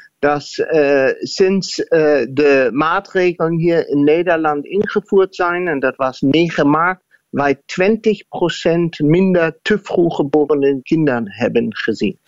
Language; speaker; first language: Dutch; non-native, fluent; German